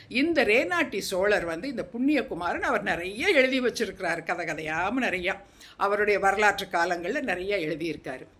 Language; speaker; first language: Tamil; non-native, local second language; Telugu